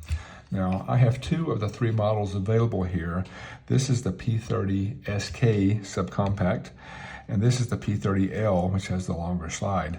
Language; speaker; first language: English; native; English